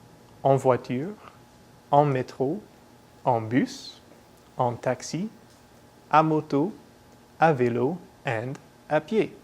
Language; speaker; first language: French; non-native, fluent; English